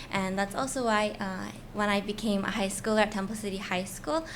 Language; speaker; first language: English; native; English